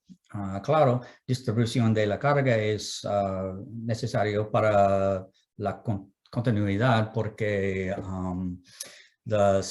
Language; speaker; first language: Spanish; non-native, fluent; English